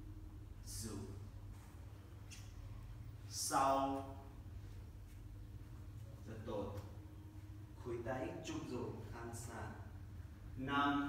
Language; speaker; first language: Vietnamese; non-native, learner; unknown